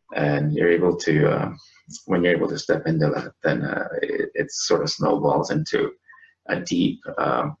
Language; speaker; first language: English; native; English